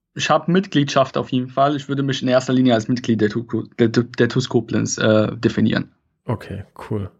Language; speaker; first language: German; non-native, fluent; Arabic